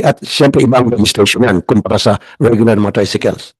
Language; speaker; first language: Filipino; native; Filipino